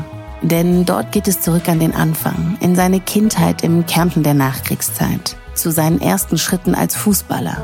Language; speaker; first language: German; native; German